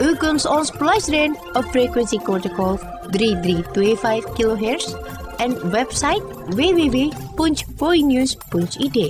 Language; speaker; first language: Dutch; non-native, fluent; Indonesian